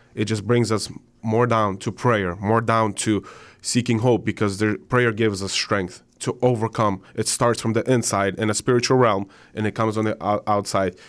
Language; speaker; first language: English; non-native, fluent; Ukrainian